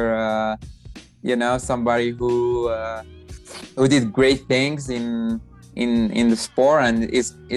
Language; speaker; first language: English; non-native, fluent; Arabic